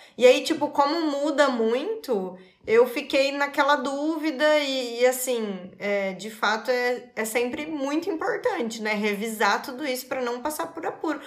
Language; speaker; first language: Portuguese; native; Portuguese